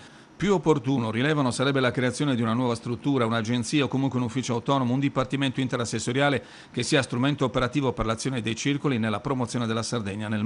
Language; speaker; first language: Italian; native; Italian